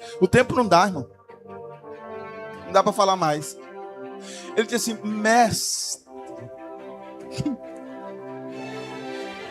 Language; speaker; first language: Portuguese; native; Portuguese